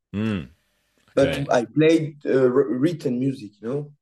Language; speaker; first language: English; non-native, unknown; French